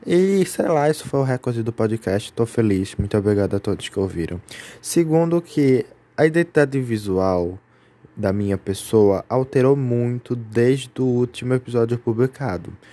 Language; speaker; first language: Portuguese; native; Portuguese